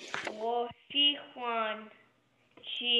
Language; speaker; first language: Chinese; non-native, learner; English